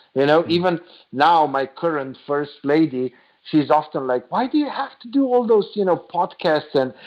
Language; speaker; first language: English; non-native, fluent; Slovenian